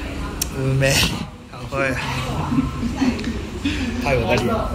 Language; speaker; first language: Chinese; non-native, learner; Japanese